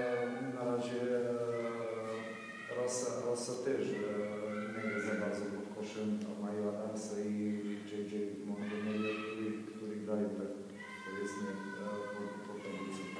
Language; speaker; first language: Polish; non-native, fluent; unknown